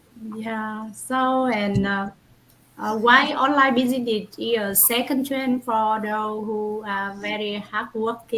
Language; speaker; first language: English; non-native, learner; Vietnamese